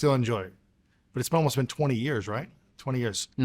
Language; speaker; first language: English; native; English